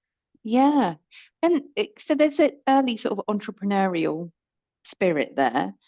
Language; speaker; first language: English; native; English